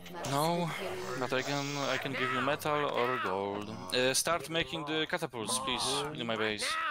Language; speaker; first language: English; non-native, fluent; Polish